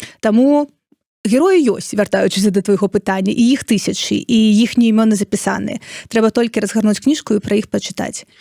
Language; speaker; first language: Belarusian; non-native, local second language; Russian